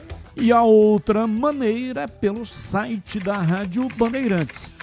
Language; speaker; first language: Portuguese; native; Portuguese